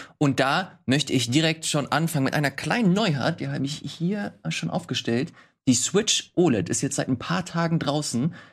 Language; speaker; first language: German; native; German